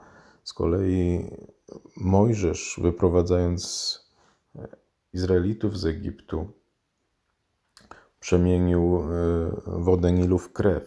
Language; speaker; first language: Polish; native; Polish